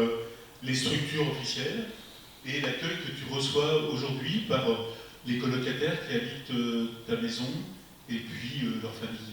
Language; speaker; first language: French; native; French